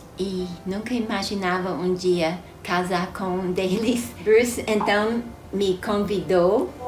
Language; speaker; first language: Portuguese; non-native, fluent; English